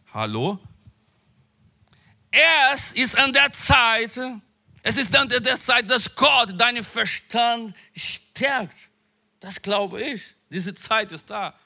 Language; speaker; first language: German; non-native, learner; Portuguese